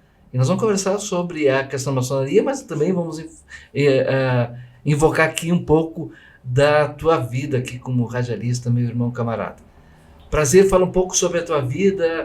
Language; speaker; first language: Portuguese; native; Portuguese